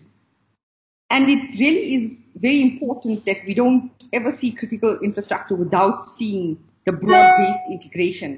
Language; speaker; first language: English; native; English